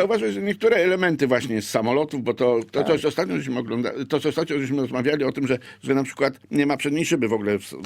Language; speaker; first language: Polish; native; Polish